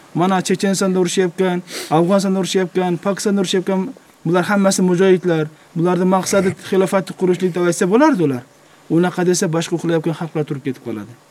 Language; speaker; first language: Uzbek; native; Uzbek